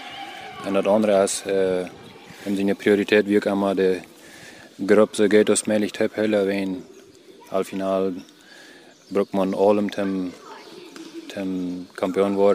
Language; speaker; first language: German; non-native, local second language; Plautdietsch